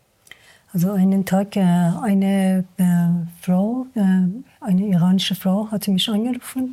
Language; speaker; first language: German; non-native, learner; Persian